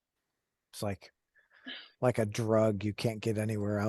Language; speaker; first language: English; native; English